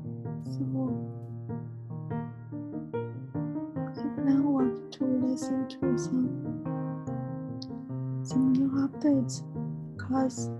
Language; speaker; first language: English; non-native, learner; Chinese